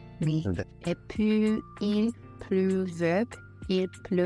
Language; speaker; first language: French; non-native, learner; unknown